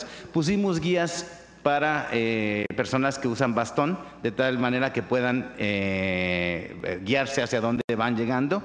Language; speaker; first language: Spanish; native; Spanish